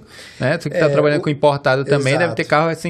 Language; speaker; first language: Portuguese; native; Portuguese